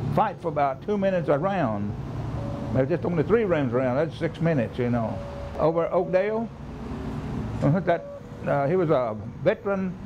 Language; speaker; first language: English; native; English